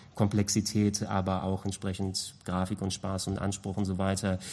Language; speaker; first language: German; non-native, local second language; Greek